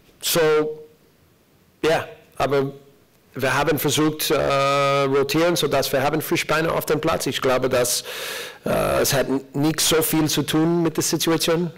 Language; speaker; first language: German; non-native, learner; English